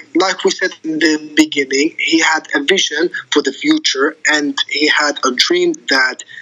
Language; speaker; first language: English; non-native, fluent; Arabic